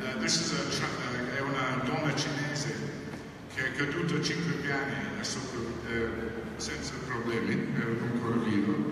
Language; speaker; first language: Italian; non-native, fluent; English